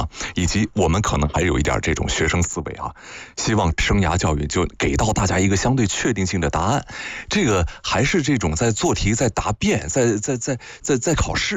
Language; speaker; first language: Chinese; native; Chinese